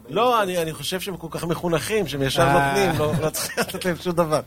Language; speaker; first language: Hebrew; native; Hebrew